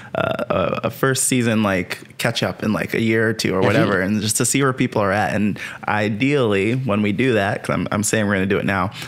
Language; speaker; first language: English; native; English